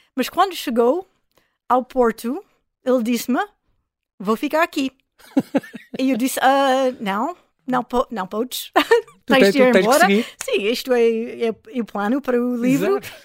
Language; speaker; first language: Portuguese; non-native, fluent; English